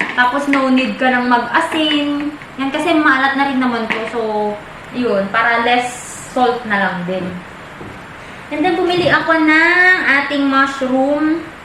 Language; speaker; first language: Filipino; non-native, local second language; Iloko